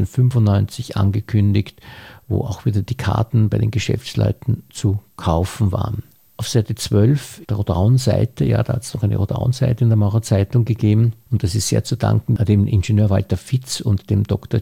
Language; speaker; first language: German; native; German